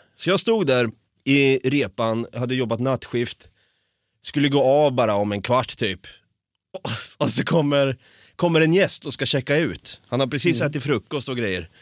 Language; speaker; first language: Swedish; native; Swedish